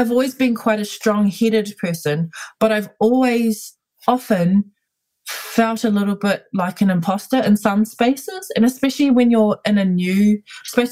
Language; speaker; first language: English; native; English